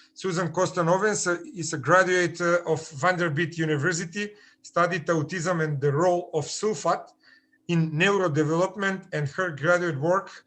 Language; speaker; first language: English; non-native, fluent; Macedonian